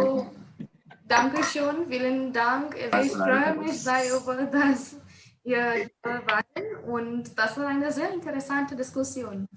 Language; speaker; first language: German; non-native, learner; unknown